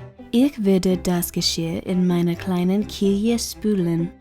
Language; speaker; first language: German; non-native, fluent; English